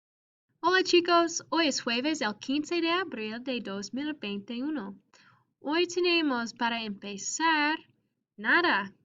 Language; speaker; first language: Spanish; non-native, fluent; English